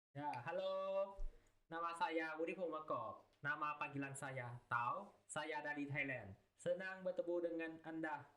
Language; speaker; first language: Indonesian; non-native, learner; Thai